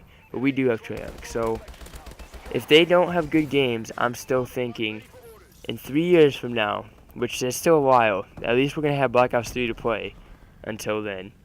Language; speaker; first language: English; native; English